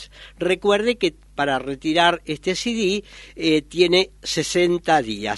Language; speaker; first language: Spanish; native; Spanish